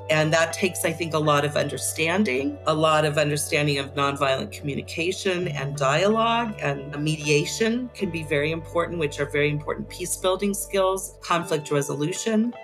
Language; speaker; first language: English; native; English